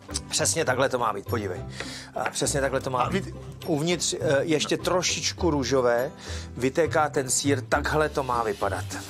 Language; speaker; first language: Czech; native; Czech